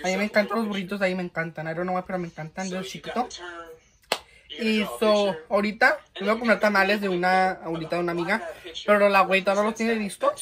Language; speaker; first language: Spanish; early bilingual, heritage; Spanish